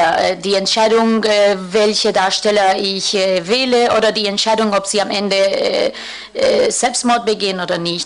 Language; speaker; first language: German; non-native, fluent; Spanish